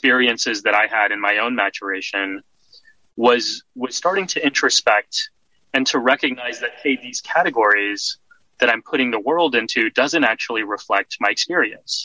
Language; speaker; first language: English; native; English